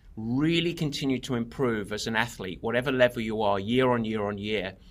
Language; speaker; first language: English; native; English